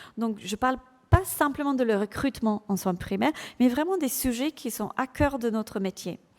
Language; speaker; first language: French; non-native, fluent; English